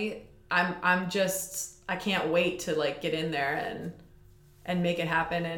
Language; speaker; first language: English; native; English